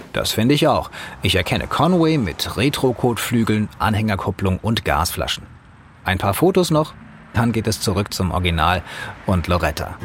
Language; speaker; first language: German; native; German